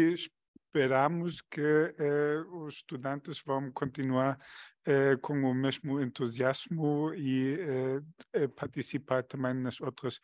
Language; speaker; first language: Portuguese; non-native, fluent; German